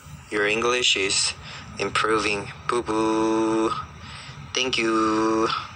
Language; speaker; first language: English; non-native, learner; Korean